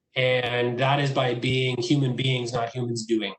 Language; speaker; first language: English; native; English